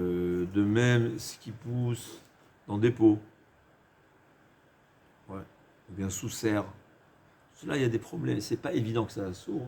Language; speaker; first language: French; native; French